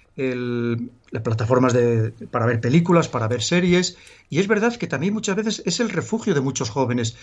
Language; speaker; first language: Spanish; native; Spanish